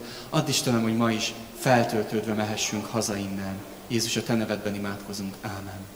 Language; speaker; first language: Hungarian; native; Hungarian